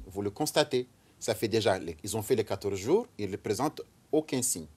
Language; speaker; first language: French; non-native, local second language; Ngazidja Comorian